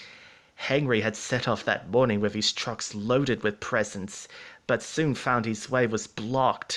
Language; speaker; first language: English; native; English